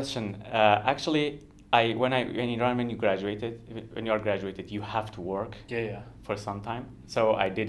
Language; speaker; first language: English; non-native, fluent; Kurdish